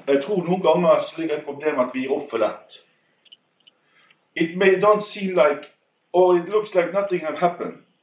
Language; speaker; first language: English; non-native, fluent; Norwegian